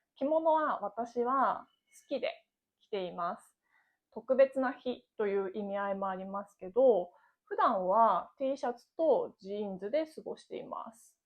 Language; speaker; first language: Japanese; native; Japanese